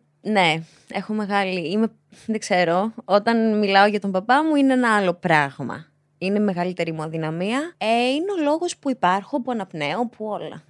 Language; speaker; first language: Greek; early bilingual, other home language; Albanian